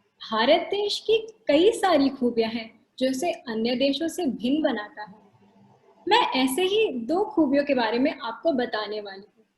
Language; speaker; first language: Hindi; non-native, local second language; Marathi